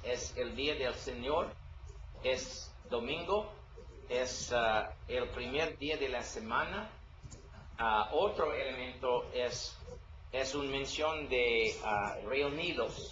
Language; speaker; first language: Spanish; non-native, learner; English